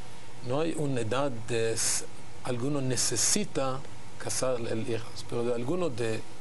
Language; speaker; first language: Spanish; non-native, learner; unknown